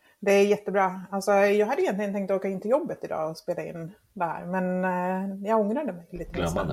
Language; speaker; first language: Swedish; non-native, fluent; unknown